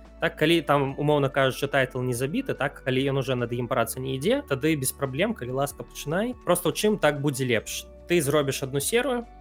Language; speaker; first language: Belarusian; non-native, local second language; Russian